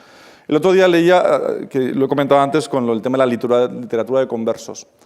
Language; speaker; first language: Spanish; native; Spanish